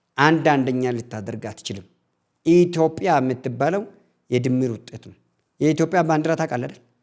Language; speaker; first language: Amharic; non-native, local second language; Oromo